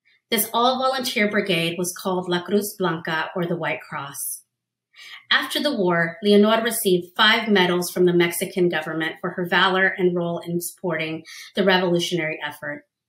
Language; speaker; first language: English; early bilingual, other home language; Spanish